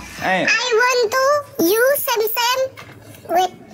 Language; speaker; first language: English; non-native, learner; Indonesian